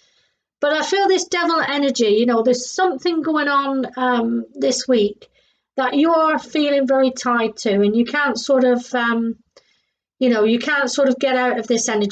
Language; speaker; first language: English; native; English